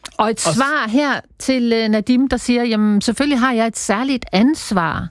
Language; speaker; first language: Danish; native; Danish